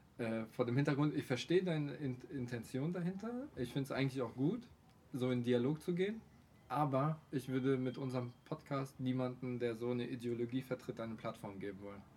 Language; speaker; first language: German; early bilingual, other home language; Polish